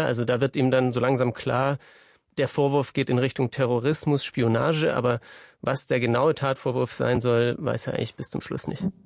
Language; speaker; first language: German; native; German